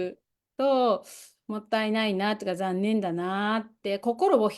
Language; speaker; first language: Japanese; native; Japanese